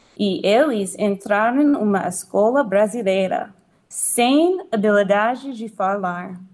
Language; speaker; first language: Portuguese; non-native, learner; English